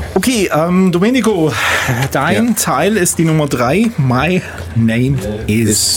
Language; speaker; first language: German; native; German